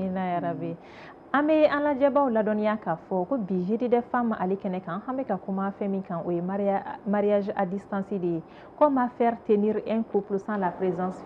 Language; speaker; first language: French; non-native, local second language; Bambara